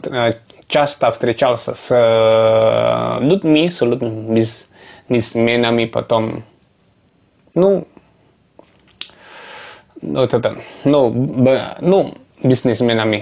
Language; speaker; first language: Russian; non-native, learner; Javanese